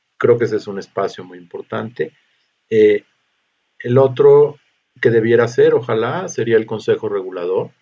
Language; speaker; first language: Spanish; native; Spanish